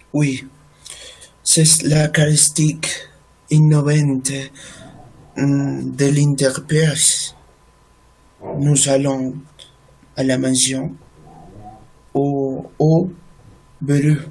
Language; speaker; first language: French; non-native, learner; Spanish